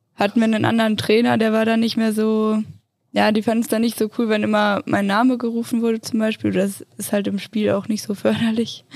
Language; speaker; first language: German; native; German